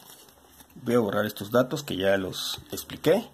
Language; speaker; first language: Spanish; native; Spanish